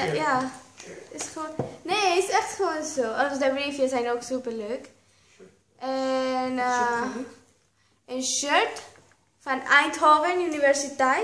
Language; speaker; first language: Dutch; non-native, learner; Spanish